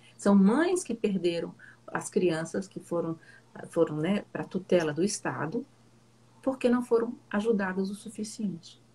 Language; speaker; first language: Portuguese; native; Portuguese